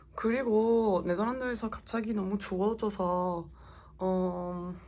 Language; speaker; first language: Korean; non-native, learner; Dutch